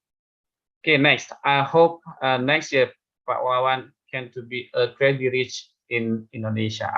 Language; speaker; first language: English; non-native, fluent; Indonesian